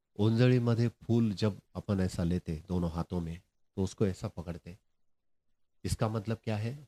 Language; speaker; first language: Hindi; non-native, local second language; Marathi